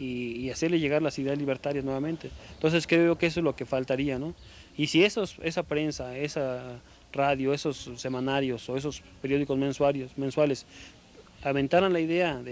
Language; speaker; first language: Spanish; native; Spanish